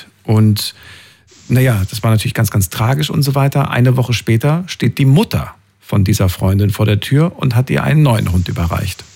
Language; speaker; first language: German; native; German